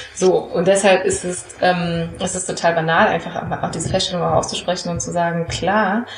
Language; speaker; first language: German; native; German